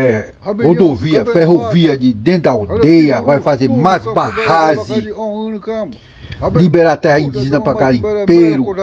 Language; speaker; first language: Portuguese; non-native, local second language; Kayapó